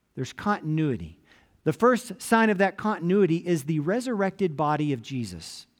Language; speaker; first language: English; native; English